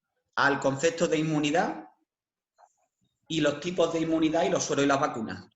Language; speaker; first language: Spanish; native; Spanish